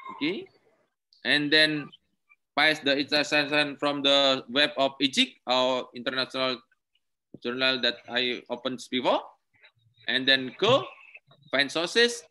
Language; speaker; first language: English; non-native, learner; Indonesian